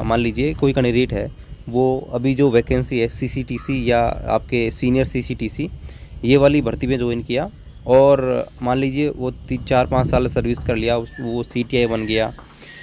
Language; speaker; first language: Hindi; native; Hindi